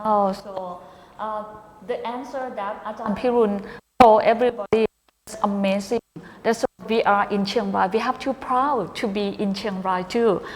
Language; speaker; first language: English; non-native, fluent; Thai